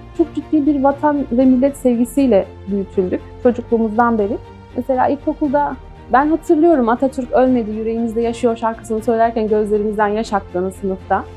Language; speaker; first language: Turkish; native; Turkish